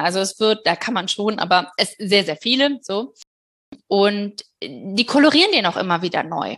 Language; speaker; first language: German; native; German